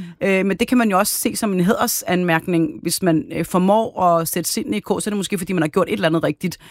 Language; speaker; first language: Danish; early bilingual, other home language; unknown